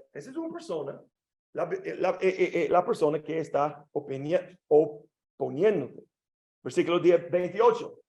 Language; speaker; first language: Spanish; non-native, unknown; English